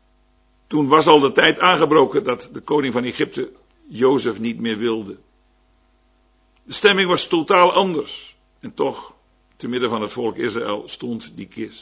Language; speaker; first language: Dutch; native; Dutch